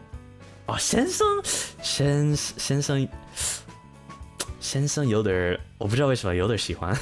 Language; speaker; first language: Chinese; non-native, learner; English